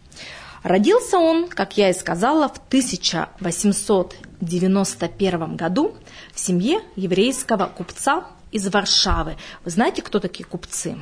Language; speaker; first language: Russian; native; Russian